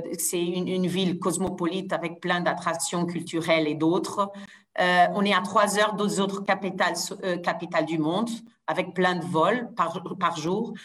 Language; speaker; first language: French; non-native, fluent; Portuguese